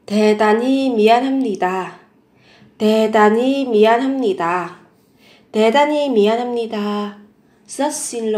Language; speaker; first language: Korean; non-native, fluent; Vietnamese